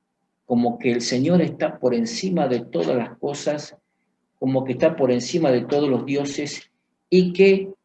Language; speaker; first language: Spanish; native; Spanish